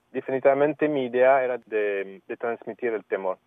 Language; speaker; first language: Spanish; non-native, fluent; English